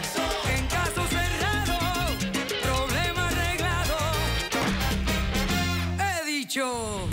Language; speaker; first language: Spanish; native; Spanish